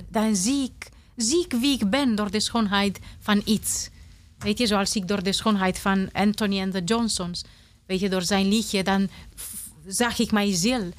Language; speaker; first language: Dutch; non-native, fluent; Romanian